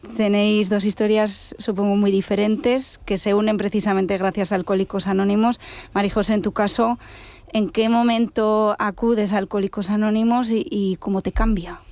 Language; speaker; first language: Spanish; native; Spanish